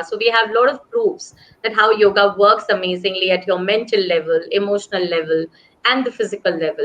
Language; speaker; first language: English; non-native, local second language; Hindi